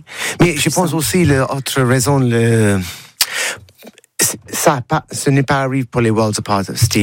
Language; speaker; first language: French; non-native, learner; English